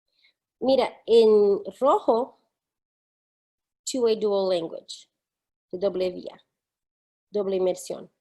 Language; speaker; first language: Spanish; non-native, fluent; English